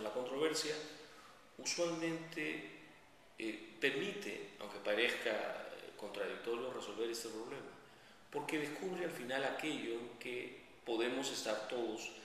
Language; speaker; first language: Spanish; native; Spanish